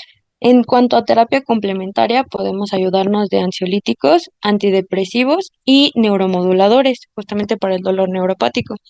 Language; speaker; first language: Spanish; native; Spanish